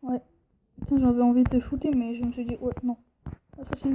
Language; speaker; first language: French; native; French